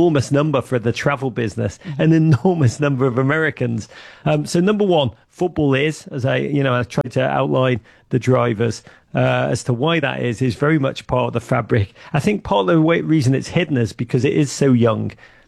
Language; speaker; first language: English; native; English